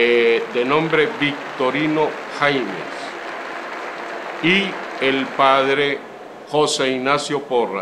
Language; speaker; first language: Spanish; native; Spanish